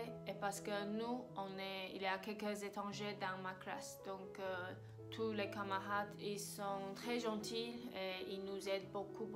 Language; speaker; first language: French; non-native, fluent; Chinese